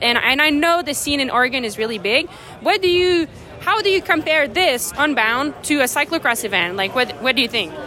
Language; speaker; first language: English; non-native, fluent; French